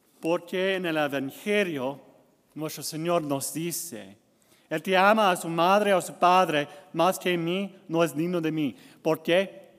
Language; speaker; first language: Spanish; non-native, learner; English